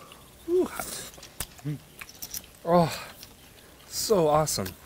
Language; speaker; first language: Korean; non-native, learner; English